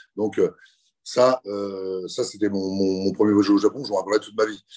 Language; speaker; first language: French; native; French